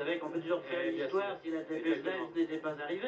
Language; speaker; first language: French; native; French